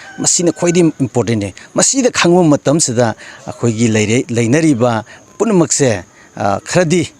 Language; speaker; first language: Manipuri; non-native, local second language; Tangkhul Naga (India)